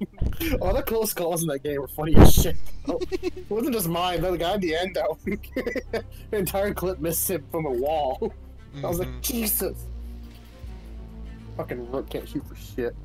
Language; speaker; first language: English; native; English